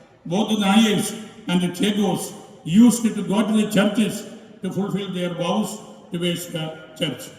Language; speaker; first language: English; non-native, local second language; Malayalam